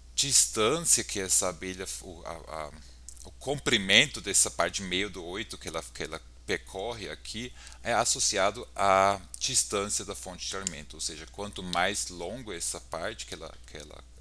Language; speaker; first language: Portuguese; non-native, fluent; German